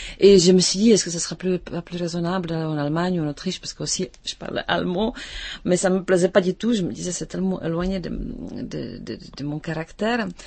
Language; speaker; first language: French; non-native, fluent; Czech